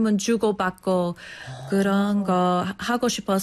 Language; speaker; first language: Korean; non-native, fluent; English